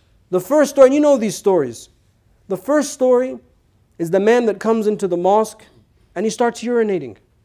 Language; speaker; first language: English; native; English